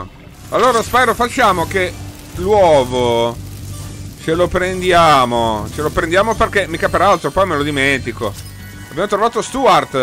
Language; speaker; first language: Italian; native; Italian